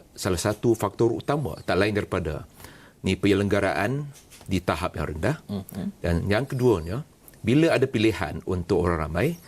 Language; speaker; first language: Malay; non-native, local second language; Chinese